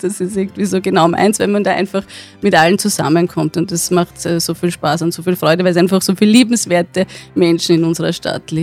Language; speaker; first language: German; native; German